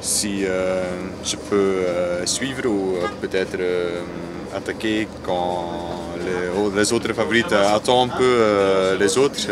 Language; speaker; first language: French; non-native, fluent; Dutch